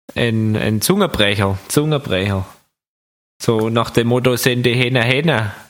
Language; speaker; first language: German; native; German